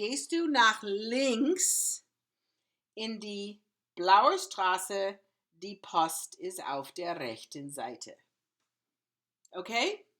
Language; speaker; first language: German; non-native, fluent; English